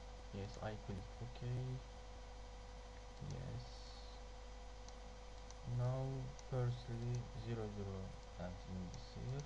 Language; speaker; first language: English; non-native, learner; Turkish